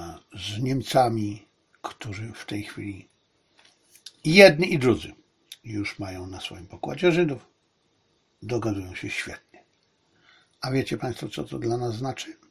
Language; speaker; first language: Polish; native; Polish